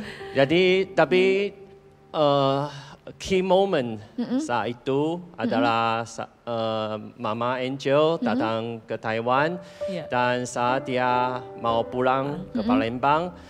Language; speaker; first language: Indonesian; non-native, fluent; Chinese